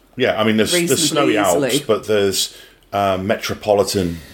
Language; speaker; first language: English; native; English